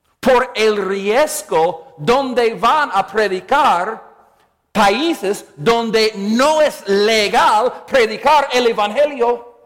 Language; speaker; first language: Spanish; non-native, fluent; English